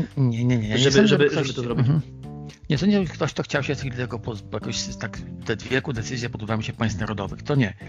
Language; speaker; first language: Polish; native; Polish